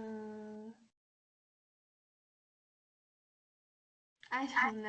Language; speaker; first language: English; non-native, learner; Chinese